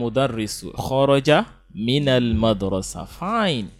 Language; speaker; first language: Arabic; non-native, fluent; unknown